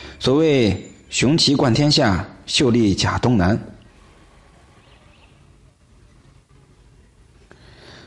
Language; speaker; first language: Chinese; native; Chinese